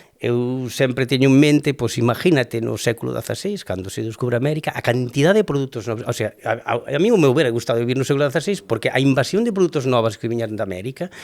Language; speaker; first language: Galician; native; Galician